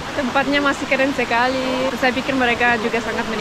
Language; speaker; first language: Indonesian; non-native, fluent; English